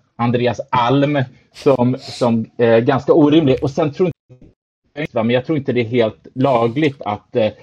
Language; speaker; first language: Swedish; early bilingual, other home language; German